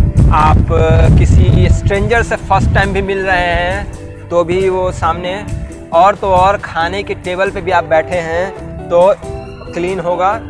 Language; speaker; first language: Hindi; native; Hindi